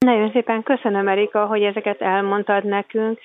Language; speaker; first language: Hungarian; native; Hungarian